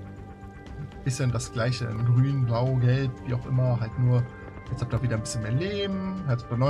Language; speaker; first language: German; native; German